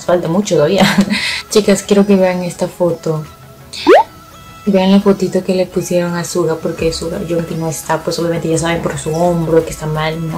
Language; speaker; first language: Spanish; native; Spanish